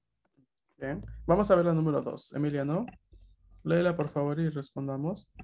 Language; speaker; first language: Spanish; native; Spanish